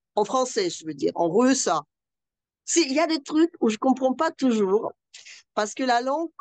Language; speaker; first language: French; non-native, fluent; Russian